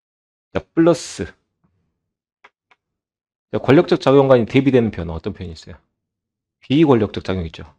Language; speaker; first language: Korean; native; Korean